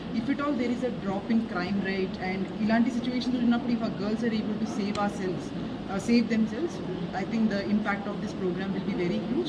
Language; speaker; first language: English; non-native, local second language; Telugu